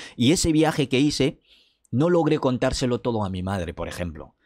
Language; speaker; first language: Spanish; non-native, fluent; French